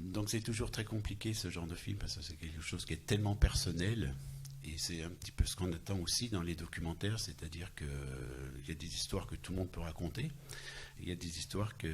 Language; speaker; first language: French; native; French